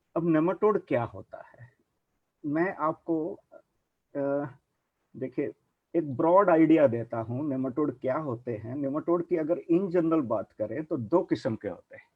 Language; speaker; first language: Hindi; non-native, local second language; Punjabi